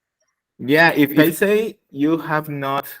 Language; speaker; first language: English; non-native, learner; Spanish